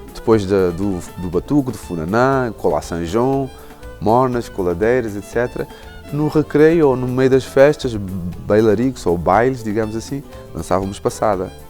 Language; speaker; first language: Portuguese; non-native, local second language; Kabuverdianu